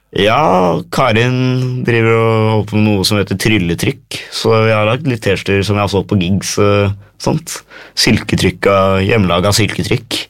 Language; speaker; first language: Norwegian; native; Norwegian